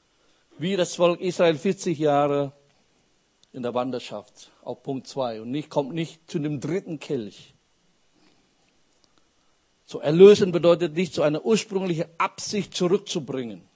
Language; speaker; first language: German; non-native, fluent; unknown